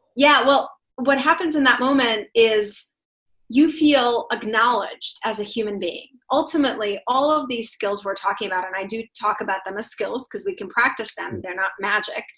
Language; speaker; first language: English; non-native, fluent; Russian